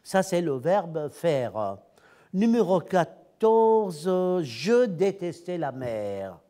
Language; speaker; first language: French; non-native, fluent; Arabic